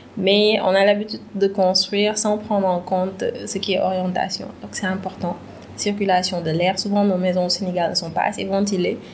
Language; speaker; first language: French; non-native, local second language; Wolof